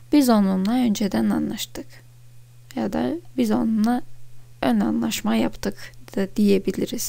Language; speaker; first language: Turkish; non-native, fluent; Russian